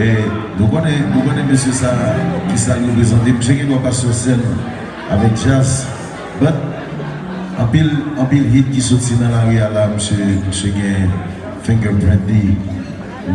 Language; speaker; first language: French; non-native, local second language; Haitian Creole